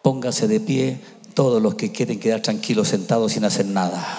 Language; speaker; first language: Spanish; native; Spanish